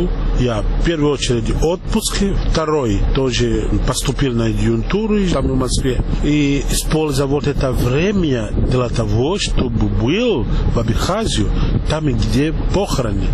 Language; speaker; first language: Russian; non-native, learner; Portuguese